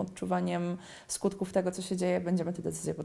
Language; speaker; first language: Polish; native; Polish